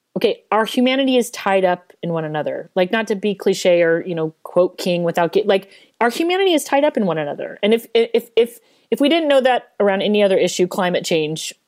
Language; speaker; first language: English; native; English